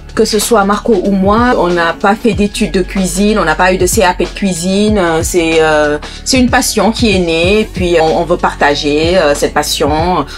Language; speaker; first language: French; non-native, local second language; Wolof